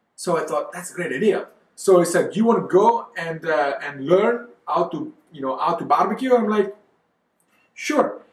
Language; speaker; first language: English; non-native, fluent; Italian